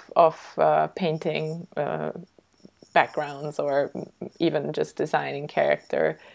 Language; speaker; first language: English; early bilingual, other home language; Hungarian